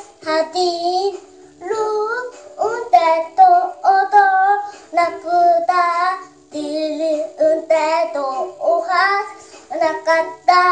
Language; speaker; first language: Spanish; non-native, learner; Korean